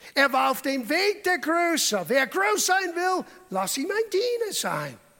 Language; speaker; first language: German; non-native, fluent; English